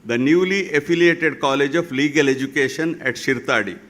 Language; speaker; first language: English; non-native, local second language; Kannada